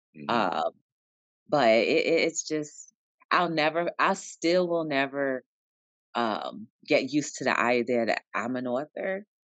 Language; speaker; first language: English; native; English